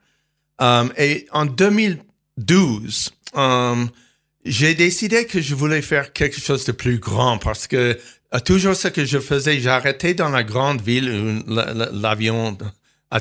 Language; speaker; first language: French; non-native, fluent; English